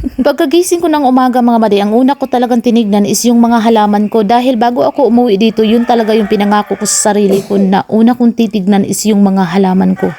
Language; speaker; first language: Filipino; non-native, local second language; Cebuano